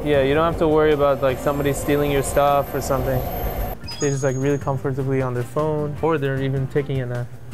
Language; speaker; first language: English; native; English